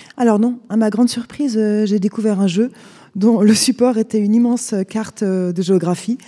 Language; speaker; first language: French; native; French